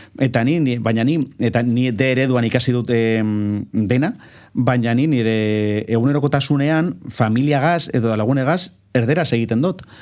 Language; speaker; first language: Basque; non-native, local second language; Spanish